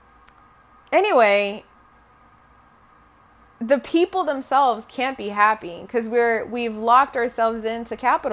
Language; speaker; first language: English; non-native, local second language; Bemba